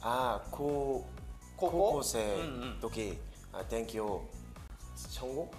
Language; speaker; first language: Japanese; non-native, learner; Korean